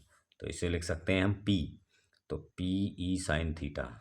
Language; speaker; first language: Hindi; native; Hindi